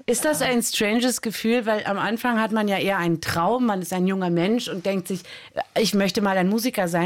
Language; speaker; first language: German; native; German